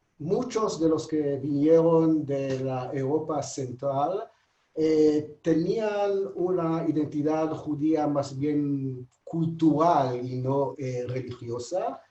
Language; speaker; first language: Spanish; non-native, fluent; Hebrew